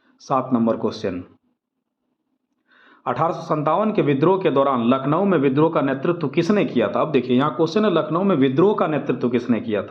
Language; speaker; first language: Hindi; native; Hindi